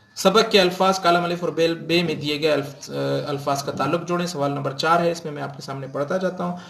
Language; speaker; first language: Urdu; non-native, local second language; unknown